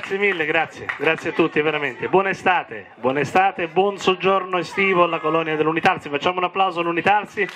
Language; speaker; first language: Italian; native; Italian